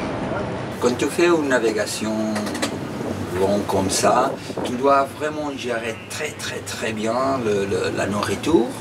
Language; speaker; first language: French; non-native, fluent; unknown